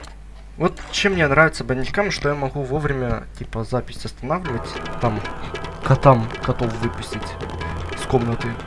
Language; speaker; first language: Russian; native; Russian